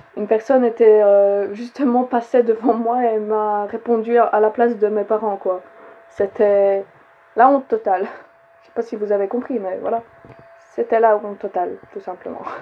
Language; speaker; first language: French; early bilingual, other home language; Polish